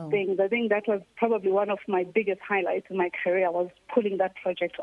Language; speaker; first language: English; non-native, local second language; Xhosa